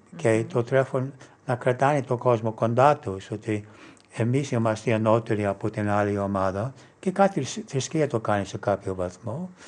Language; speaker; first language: Greek; non-native, fluent; English